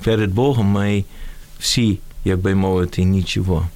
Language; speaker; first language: Ukrainian; non-native, fluent; Dutch